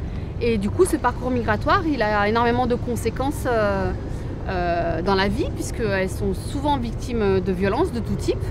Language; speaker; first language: French; native; French